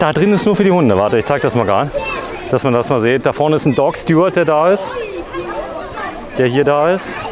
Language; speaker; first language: German; native; German